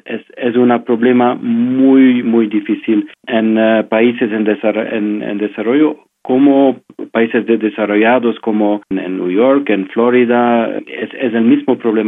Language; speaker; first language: Spanish; non-native, fluent; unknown